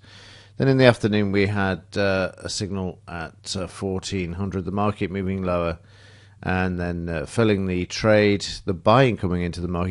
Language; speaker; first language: English; native; English